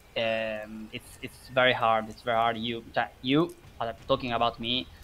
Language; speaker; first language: English; non-native, fluent; Italian